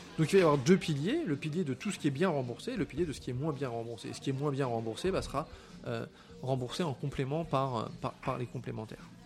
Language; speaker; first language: French; native; French